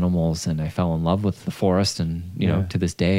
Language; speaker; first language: English; native; English